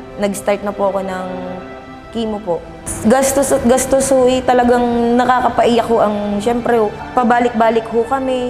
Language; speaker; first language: Filipino; native; Filipino